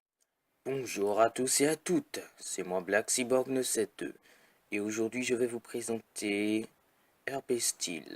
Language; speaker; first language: French; native; French